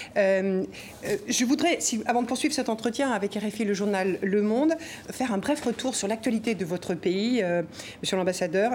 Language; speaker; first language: French; native; French